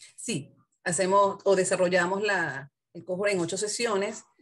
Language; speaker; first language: Spanish; native; Spanish